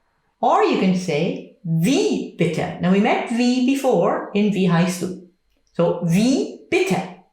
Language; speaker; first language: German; non-native, fluent; English